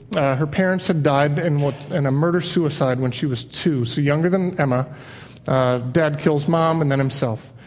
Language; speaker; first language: English; native; English